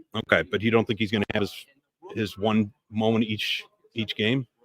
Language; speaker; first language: English; native; English